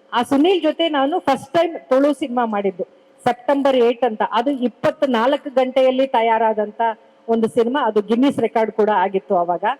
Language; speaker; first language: Kannada; native; Kannada